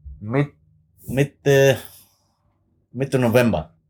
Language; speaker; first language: German; non-native, fluent; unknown